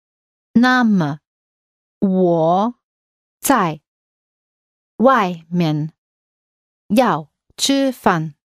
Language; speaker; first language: Chinese; non-native, learner; English